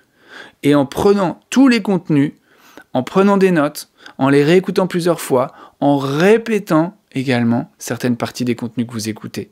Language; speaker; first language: French; native; French